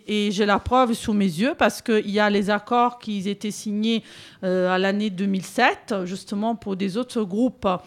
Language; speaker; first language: French; native; French